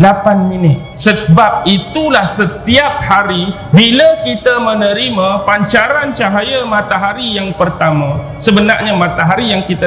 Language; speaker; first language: Malay; native; Malay